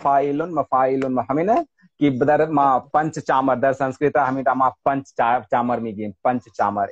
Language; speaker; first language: Persian; non-native, fluent; Hindi